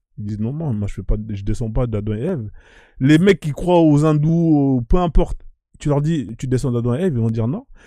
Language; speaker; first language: French; native; French